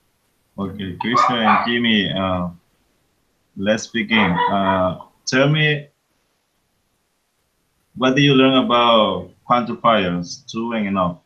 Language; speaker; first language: English; non-native, fluent; Spanish